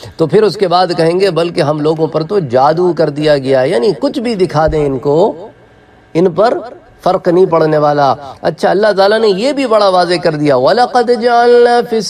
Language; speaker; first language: Urdu; non-native, local second language; Punjabi